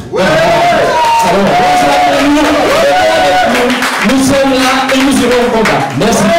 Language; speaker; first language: French; native; French